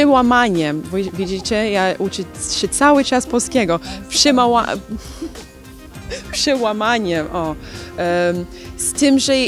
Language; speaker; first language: Polish; non-native, learner; English